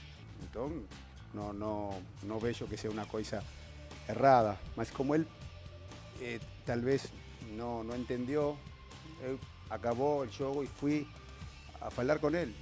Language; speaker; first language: Portuguese; non-native, learner; Spanish